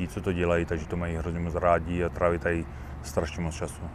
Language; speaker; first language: Czech; native; Czech